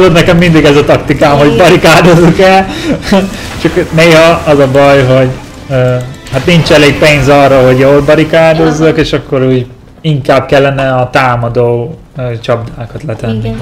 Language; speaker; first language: Hungarian; native; Hungarian